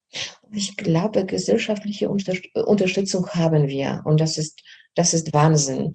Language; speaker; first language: German; non-native, fluent; Polish